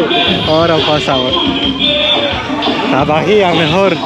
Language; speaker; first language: Spanish; non-native, learner; Romanian